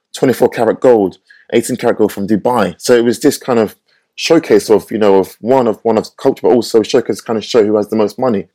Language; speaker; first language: English; native; English